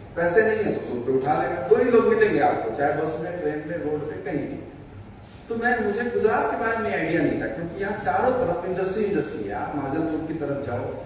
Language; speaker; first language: Hindi; native; Hindi